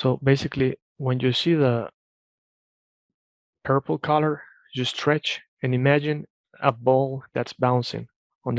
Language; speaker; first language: English; non-native, fluent; Swedish